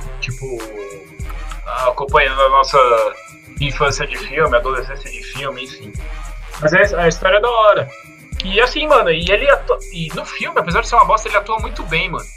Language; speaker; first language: Portuguese; native; Portuguese